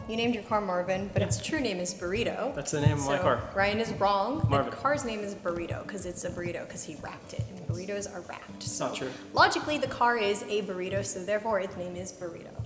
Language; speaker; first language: English; native; English